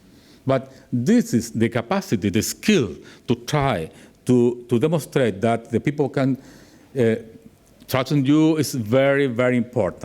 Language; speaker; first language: English; non-native, learner; Spanish